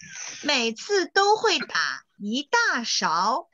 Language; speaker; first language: Chinese; native; Chinese